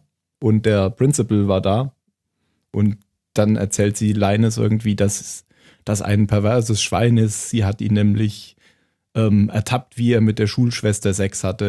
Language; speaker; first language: German; native; German